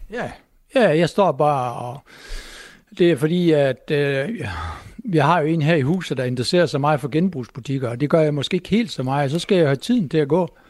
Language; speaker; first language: Danish; native; Danish